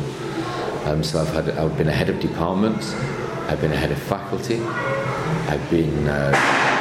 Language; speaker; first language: English; native; English